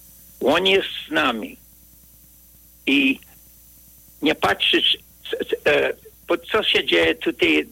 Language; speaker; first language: Polish; early bilingual, heritage; Polish